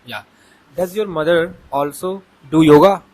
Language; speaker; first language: English; non-native, fluent; Hindi